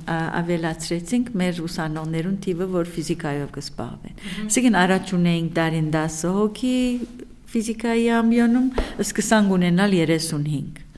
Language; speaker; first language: Armenian; early bilingual, heritage; Armenian